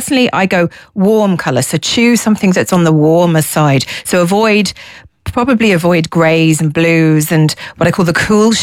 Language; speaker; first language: English; native; English